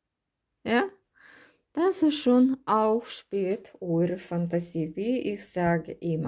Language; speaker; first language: German; non-native, learner; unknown